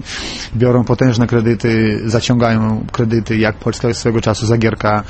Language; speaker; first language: Polish; non-native, fluent; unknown